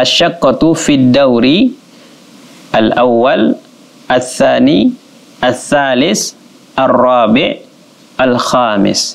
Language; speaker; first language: Arabic; non-native, fluent; Indonesian